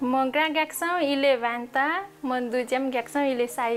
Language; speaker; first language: French; non-native, learner; Nepali